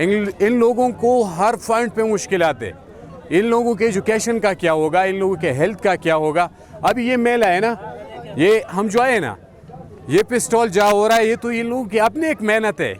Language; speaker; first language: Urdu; non-native, local second language; Pashto